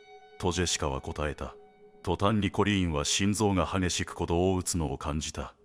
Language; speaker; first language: Japanese; native; Japanese